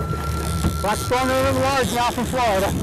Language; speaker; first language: English; native; English